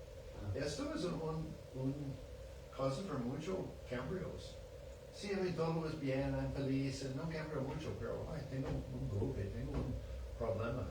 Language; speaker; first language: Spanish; non-native, learner; English